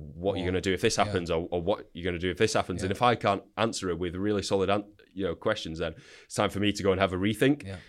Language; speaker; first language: English; native; English